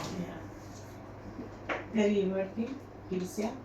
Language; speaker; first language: English; non-native, learner; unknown